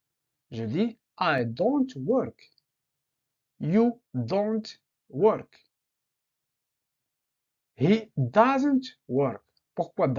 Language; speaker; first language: English; non-native, fluent; French